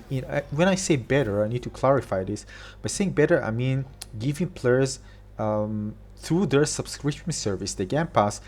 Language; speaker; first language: English; non-native, fluent; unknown